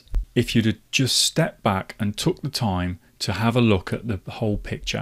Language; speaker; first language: English; native; English